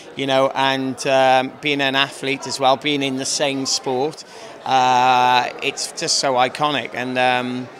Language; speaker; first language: English; native; English